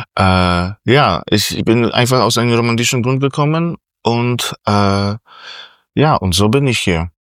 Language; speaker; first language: German; non-native, fluent; Polish